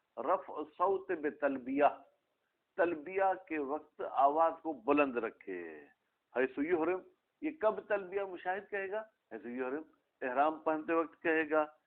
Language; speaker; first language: Urdu; non-native, local second language; Sindhi